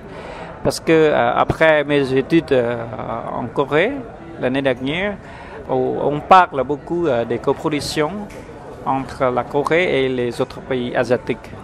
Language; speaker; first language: French; non-native, fluent; Khmer